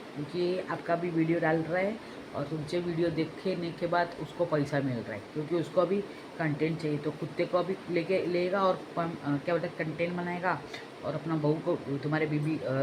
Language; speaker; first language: Hindi; non-native, local second language; Marathi